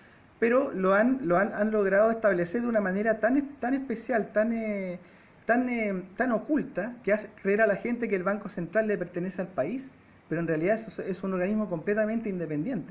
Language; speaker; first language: Spanish; native; Spanish